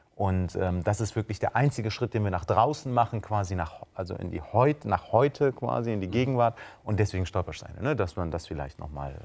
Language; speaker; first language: German; native; German